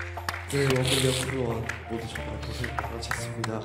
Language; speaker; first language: Korean; native; Korean